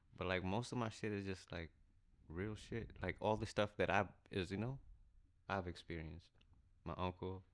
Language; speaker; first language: English; early bilingual, other home language; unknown